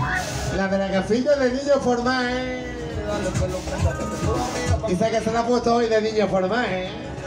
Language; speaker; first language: Spanish; native; Spanish